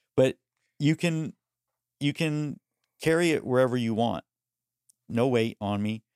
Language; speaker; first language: English; early bilingual, other home language; Spanish